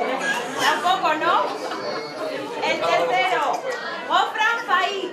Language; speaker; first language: Spanish; native; Spanish